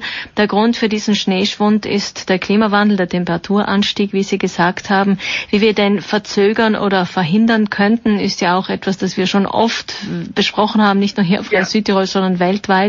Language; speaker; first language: German; native; German